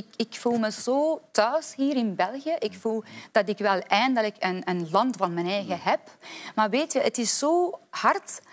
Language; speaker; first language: Dutch; non-native, fluent; Persian